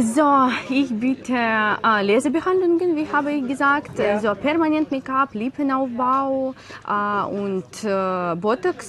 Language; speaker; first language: German; non-native, learner; Ukrainian